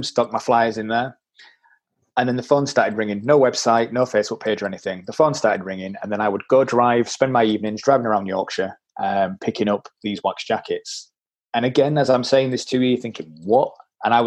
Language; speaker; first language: English; native; English